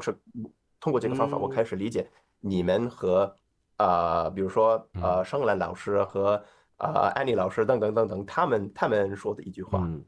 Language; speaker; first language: Chinese; non-native, fluent; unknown